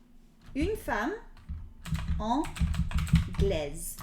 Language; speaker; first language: French; non-native, learner; English